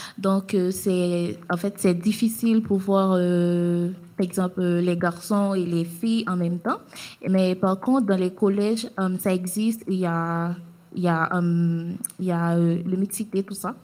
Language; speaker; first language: French; non-native, local second language; Haitian Creole